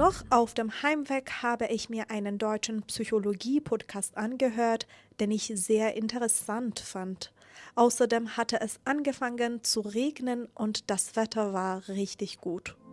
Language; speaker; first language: German; non-native, fluent; Persian